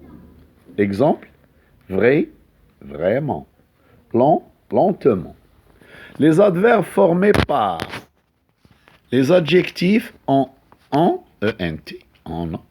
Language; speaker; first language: French; non-native, local second language; Arabic